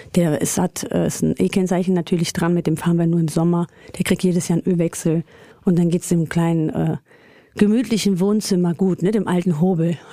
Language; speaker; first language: German; early bilingual, other home language; Greek